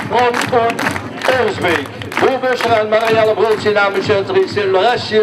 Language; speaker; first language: Dutch; native; Dutch